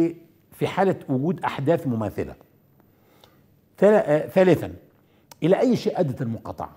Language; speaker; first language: Arabic; native; Arabic